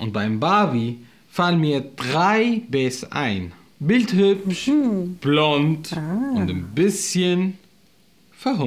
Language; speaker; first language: German; non-native, fluent; Arabic